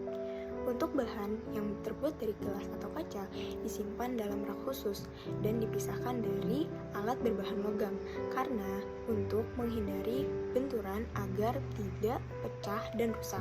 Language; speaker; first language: Malay; native; Malay